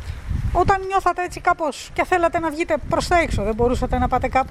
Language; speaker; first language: Greek; native; Greek